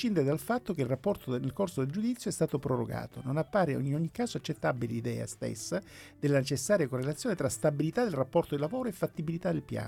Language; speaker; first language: Italian; native; Italian